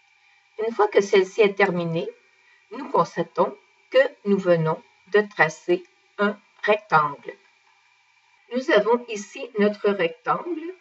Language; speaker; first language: French; native; French